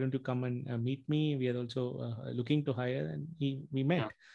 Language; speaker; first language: English; non-native, local second language; Tamil